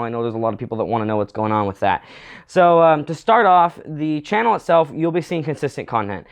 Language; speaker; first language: English; native; English